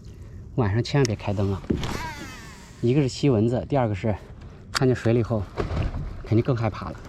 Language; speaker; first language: Chinese; native; Chinese